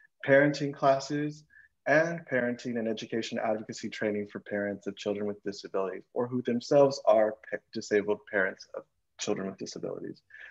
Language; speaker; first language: English; early bilingual, other home language; Spanish